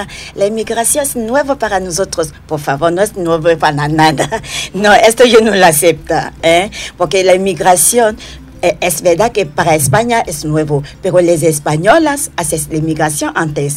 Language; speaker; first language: Spanish; non-native, learner; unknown